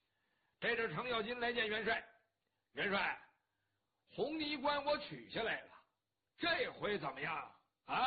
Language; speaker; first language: Chinese; native; Chinese